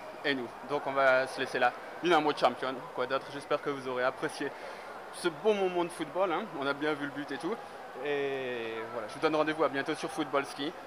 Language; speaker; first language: French; native; French